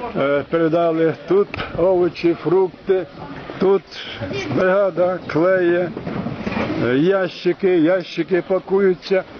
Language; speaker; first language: Ukrainian; native; Ukrainian